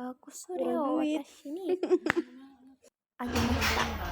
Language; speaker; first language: Japanese; non-native, learner; Indonesian